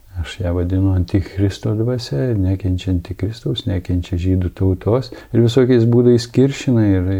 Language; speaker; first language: Lithuanian; native; Lithuanian